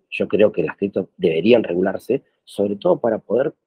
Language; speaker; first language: Spanish; native; Spanish